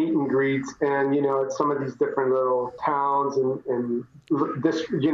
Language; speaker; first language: English; native; English